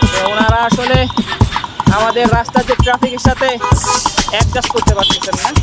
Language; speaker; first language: Bangla; native; Bangla